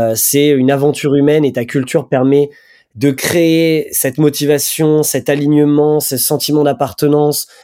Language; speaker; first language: French; native; French